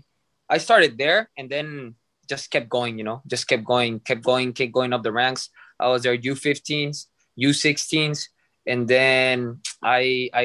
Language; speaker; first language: English; non-native, fluent; Spanish